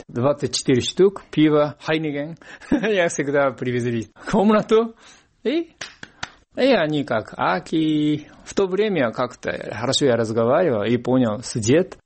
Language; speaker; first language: Russian; non-native, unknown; Japanese